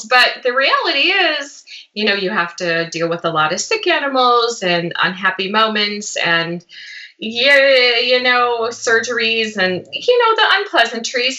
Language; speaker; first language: English; native; English